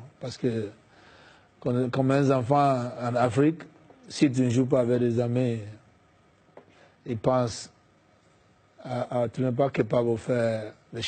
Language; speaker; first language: French; non-native, fluent; English